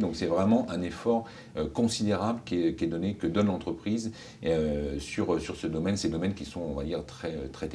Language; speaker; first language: French; native; French